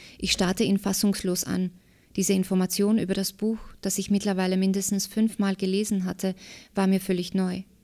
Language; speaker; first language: German; early bilingual, other home language; Slovak